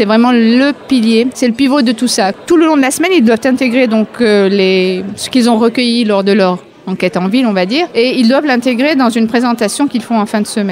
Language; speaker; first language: French; native; French